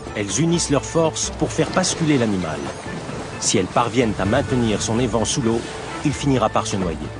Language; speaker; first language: French; native; French